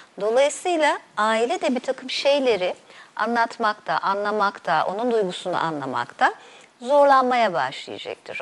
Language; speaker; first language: Turkish; native; Turkish